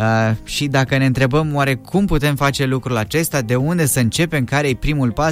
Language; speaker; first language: Romanian; native; Romanian